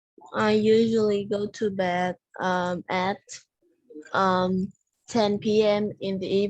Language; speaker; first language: English; non-native, learner; Vietnamese